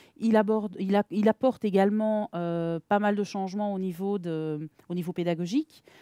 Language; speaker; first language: French; native; French